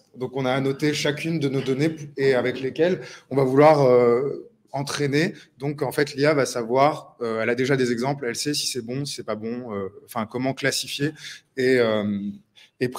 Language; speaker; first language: French; native; French